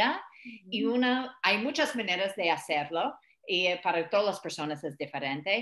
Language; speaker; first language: Spanish; non-native, fluent; English